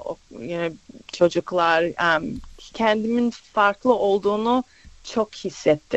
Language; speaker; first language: Turkish; early bilingual, other home language; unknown